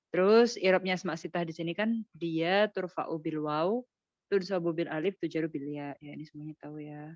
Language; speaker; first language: Indonesian; native; Indonesian